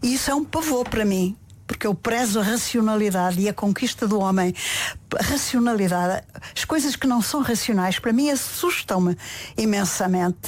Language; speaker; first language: Portuguese; native; Portuguese